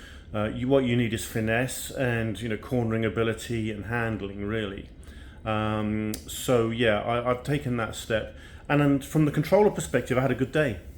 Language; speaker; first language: English; native; English